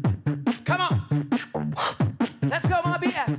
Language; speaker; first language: Filipino; native; Filipino